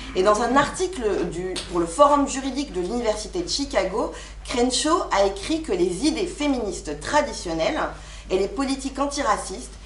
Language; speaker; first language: French; non-native, local second language; Arabic